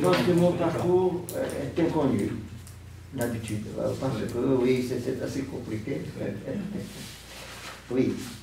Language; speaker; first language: French; non-native, fluent; Portuguese